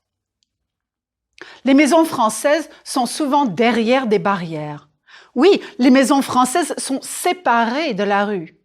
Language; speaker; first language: French; non-native, fluent; English